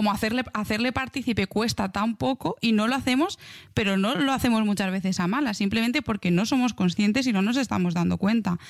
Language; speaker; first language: Spanish; native; Spanish